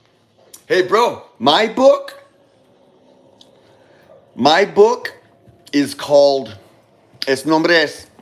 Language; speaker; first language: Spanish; non-native, learner; English